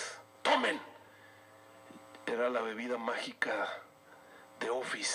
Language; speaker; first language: Spanish; native; Spanish